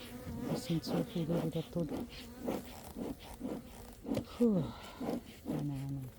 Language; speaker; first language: German; non-native, learner; Filipino